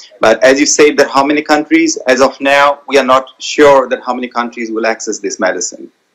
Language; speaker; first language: English; non-native, local second language; Bangla